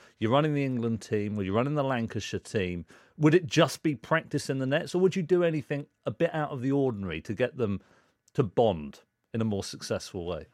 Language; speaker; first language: English; native; English